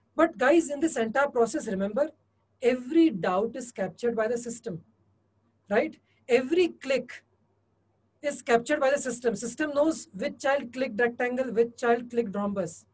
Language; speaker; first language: English; non-native, local second language; Hindi